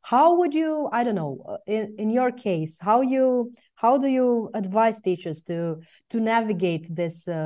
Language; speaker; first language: English; non-native, fluent; Romanian